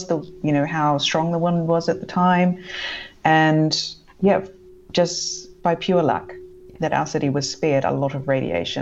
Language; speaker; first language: English; native; English